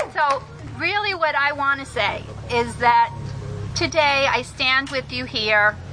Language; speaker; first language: English; early bilingual, other home language; Spanish